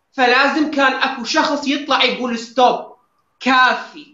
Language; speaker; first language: Arabic; native; Arabic